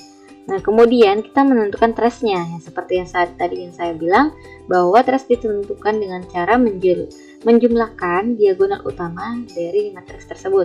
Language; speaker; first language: Indonesian; native; Indonesian